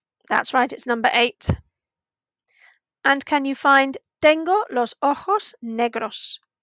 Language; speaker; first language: English; native; English